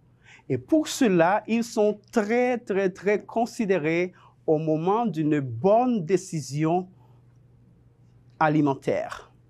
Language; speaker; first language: French; non-native, fluent; Spanish